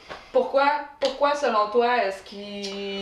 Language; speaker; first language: French; native; French